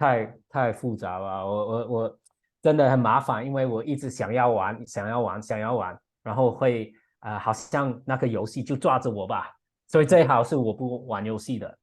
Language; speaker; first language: Chinese; non-native, fluent; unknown